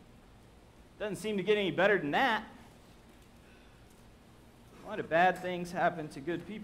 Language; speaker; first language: English; native; English